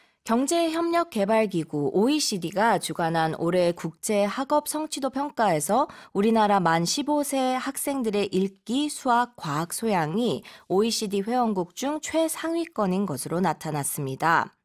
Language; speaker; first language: Korean; native; Korean